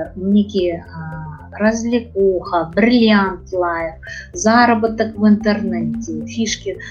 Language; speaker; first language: Russian; non-native, local second language; Kazakh